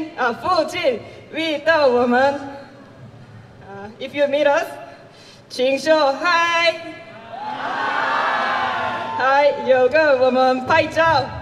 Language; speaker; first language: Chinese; non-native, learner; Korean